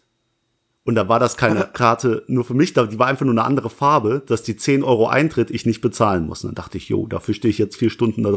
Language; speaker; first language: German; native; German